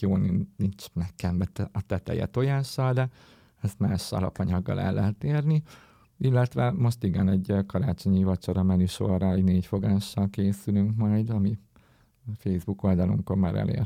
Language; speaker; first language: Hungarian; native; Hungarian